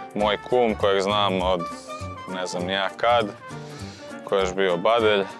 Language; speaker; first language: Croatian; native; Croatian